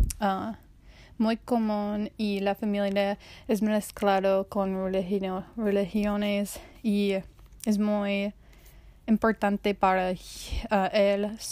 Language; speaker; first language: Spanish; non-native, learner; English